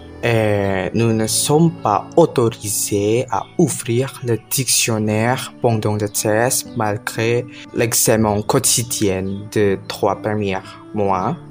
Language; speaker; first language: French; non-native, learner; Indonesian